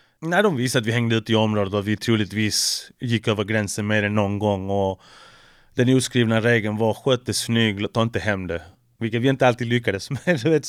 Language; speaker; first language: Swedish; early bilingual, other home language; Spanish